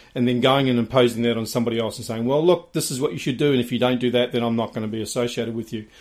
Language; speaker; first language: English; native; English